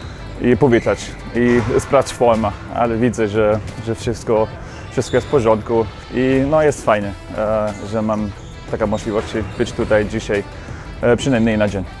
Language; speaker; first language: Polish; early bilingual, heritage; German